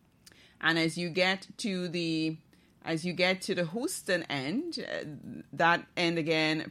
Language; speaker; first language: English; native; English